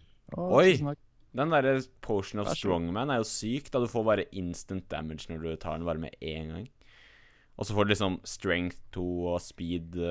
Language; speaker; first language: Norwegian; native; Norwegian